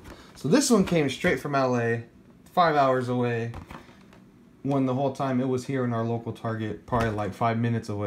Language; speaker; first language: English; native; English